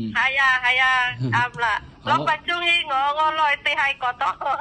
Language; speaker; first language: Cantonese; non-native, learner; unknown